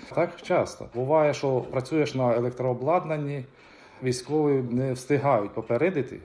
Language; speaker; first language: Ukrainian; native; Ukrainian